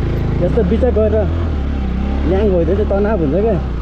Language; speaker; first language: Nepali; native; Nepali